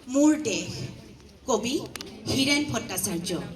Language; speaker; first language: English; non-native, local second language; Assamese